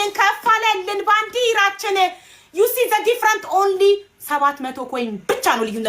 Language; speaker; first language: Amharic; native; Amharic